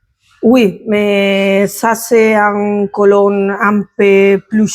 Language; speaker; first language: French; non-native, fluent; Spanish